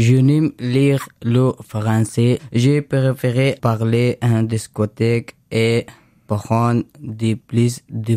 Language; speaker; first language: French; non-native, learner; Persian